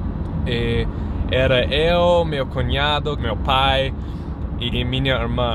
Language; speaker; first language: Portuguese; non-native, fluent; English